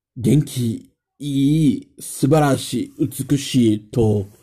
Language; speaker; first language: Japanese; non-native, learner; Portuguese